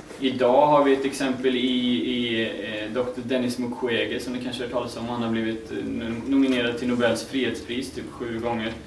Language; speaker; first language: Swedish; native; Swedish